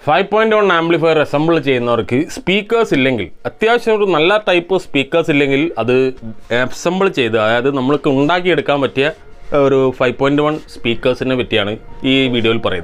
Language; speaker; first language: Malayalam; native; Malayalam